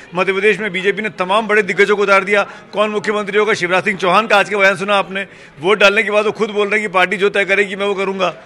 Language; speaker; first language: Hindi; native; Hindi